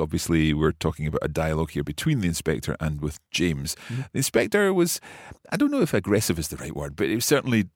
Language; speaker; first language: English; native; English